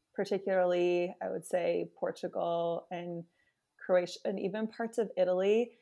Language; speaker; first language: English; native; English